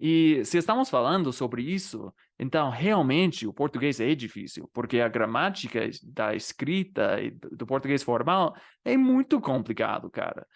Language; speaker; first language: Portuguese; non-native, fluent; English